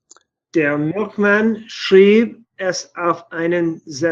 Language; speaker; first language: German; non-native, learner; English